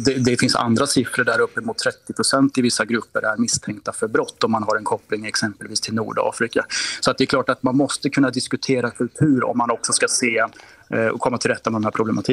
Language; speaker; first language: Swedish; native; Swedish